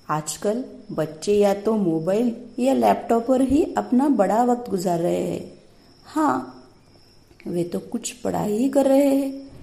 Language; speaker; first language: Hindi; non-native, local second language; Marathi